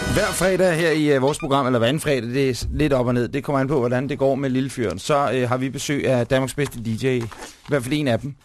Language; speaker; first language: Danish; native; Danish